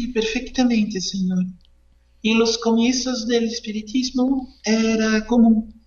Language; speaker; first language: Spanish; non-native, fluent; Portuguese